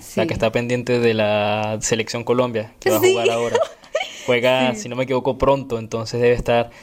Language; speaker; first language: Spanish; native; Spanish